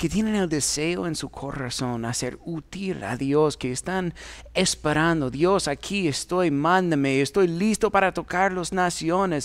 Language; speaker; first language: Spanish; non-native, fluent; English